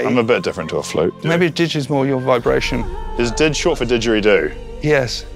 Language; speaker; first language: English; native; English